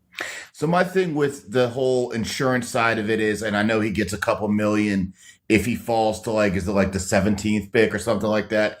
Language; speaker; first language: English; native; English